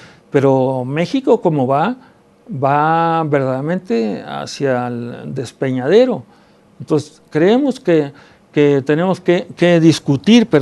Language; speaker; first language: Spanish; native; Spanish